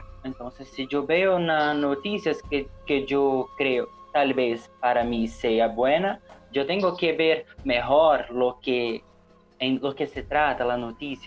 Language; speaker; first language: Spanish; non-native, learner; Portuguese